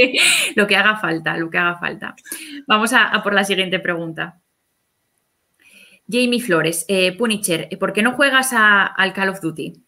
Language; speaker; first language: Spanish; native; Spanish